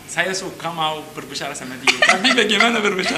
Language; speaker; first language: Indonesian; non-native, learner; Arabic